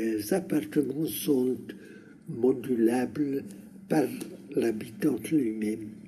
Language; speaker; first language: French; non-native, learner; Hungarian